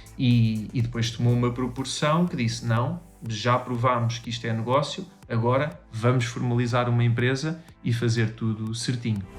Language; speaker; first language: Portuguese; native; Portuguese